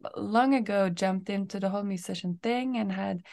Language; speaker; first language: English; non-native, fluent; Norwegian